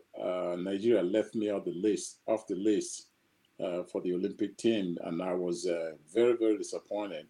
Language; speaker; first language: English; non-native, local second language; Igbo